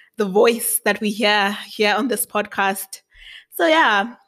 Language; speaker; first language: English; non-native, local second language; Venda